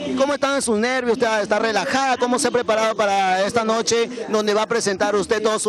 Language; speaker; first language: Spanish; native; Spanish